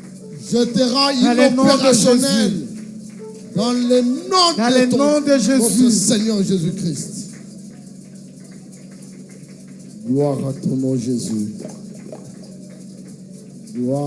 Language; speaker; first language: French; non-native, local second language; Lingala